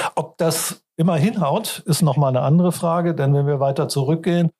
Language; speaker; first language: German; native; German